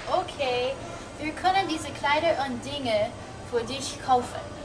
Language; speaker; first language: German; non-native, learner; English